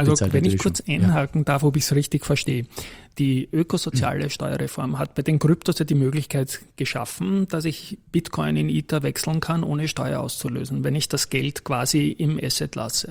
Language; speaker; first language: German; native; German